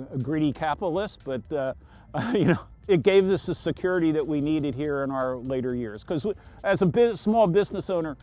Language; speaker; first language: English; native; English